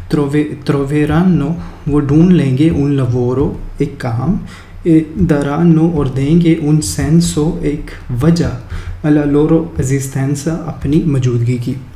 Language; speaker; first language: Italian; non-native, fluent; Urdu